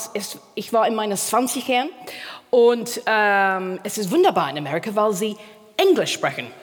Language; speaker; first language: German; non-native, fluent; English